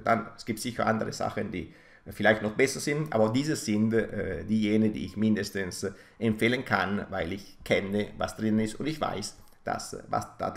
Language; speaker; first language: German; non-native, fluent; Italian